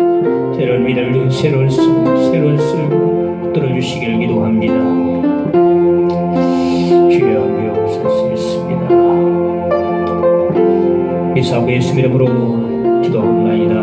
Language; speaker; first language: Korean; native; Korean